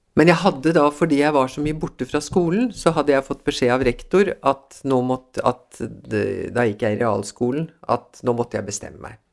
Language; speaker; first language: Norwegian; early bilingual, other home language; Swedish